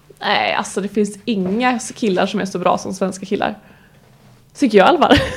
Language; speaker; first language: Swedish; native; Swedish